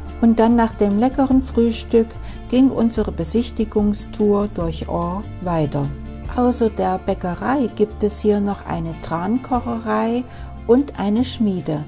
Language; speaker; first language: German; native; German